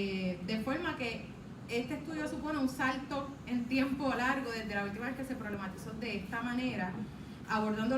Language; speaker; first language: Spanish; native; Spanish